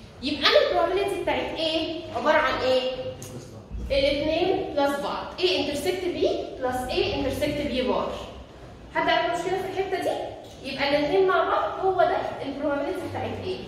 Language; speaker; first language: Arabic; native; Arabic